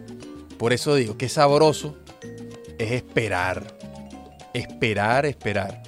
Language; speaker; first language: Spanish; native; Spanish